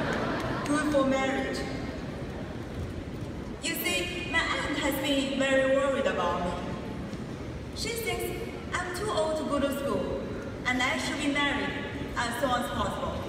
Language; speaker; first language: English; non-native, fluent; Chinese